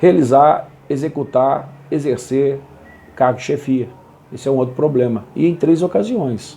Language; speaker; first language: Portuguese; native; Portuguese